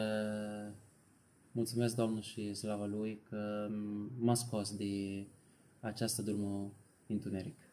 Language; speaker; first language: Romanian; non-native, learner; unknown